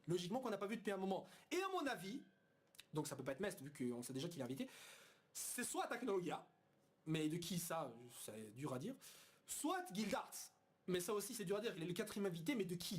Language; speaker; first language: French; native; French